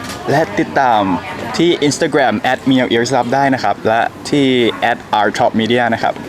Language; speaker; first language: Thai; non-native, learner; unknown